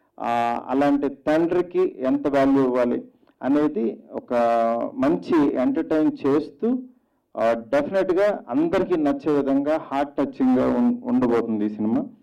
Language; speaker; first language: Telugu; native; Telugu